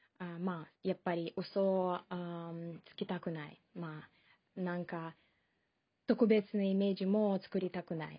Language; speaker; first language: Japanese; non-native, fluent; Russian